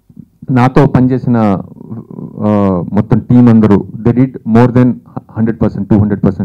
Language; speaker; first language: Telugu; native; Telugu